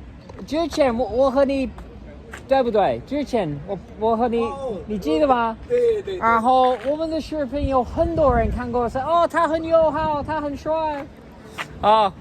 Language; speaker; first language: Chinese; non-native, learner; English